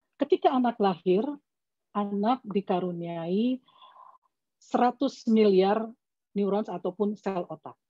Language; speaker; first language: Indonesian; native; Indonesian